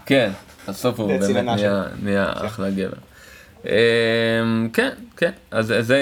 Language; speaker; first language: Hebrew; native; Hebrew